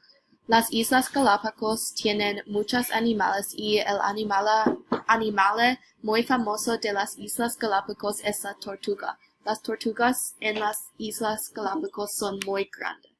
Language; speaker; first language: Spanish; non-native, learner; English